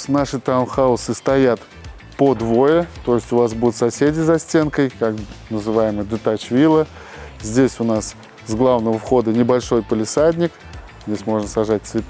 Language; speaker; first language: Russian; native; Russian